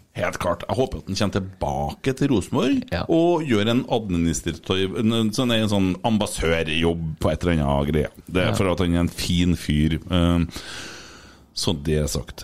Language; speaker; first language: Norwegian; native; Norwegian